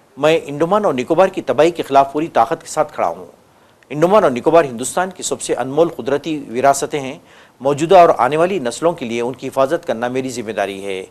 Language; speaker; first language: Urdu; native; Urdu